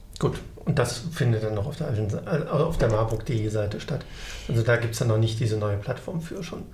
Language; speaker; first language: German; native; German